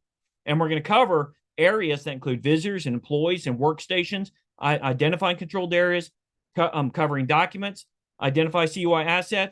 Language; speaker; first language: English; native; English